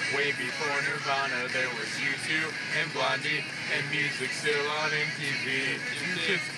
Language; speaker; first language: English; native; English